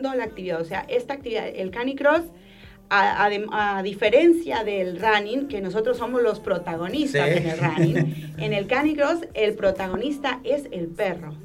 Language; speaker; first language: Spanish; native; Spanish